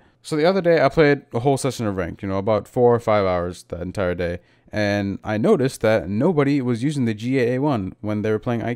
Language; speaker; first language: English; native; English